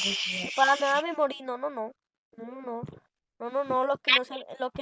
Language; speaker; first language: Spanish; native; Spanish